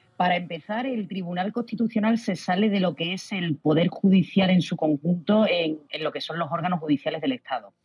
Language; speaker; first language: Spanish; native; Spanish